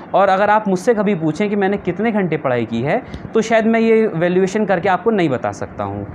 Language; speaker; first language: Hindi; native; Hindi